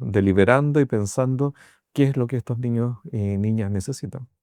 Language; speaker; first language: Spanish; native; Spanish